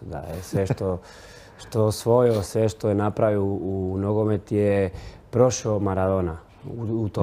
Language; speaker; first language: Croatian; non-native, fluent; Spanish